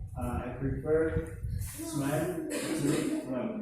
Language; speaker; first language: English; non-native, learner; Indonesian